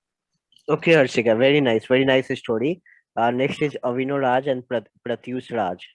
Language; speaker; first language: English; non-native, local second language; Hindi